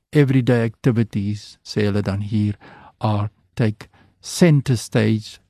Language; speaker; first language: English; non-native, local second language; Afrikaans